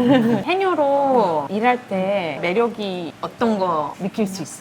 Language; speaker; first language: Korean; non-native, fluent; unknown